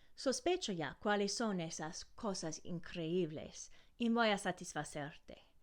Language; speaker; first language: Spanish; non-native, fluent; English